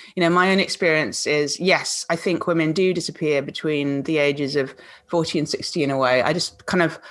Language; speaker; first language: English; native; English